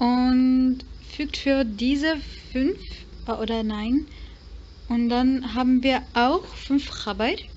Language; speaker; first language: German; non-native, fluent; Arabic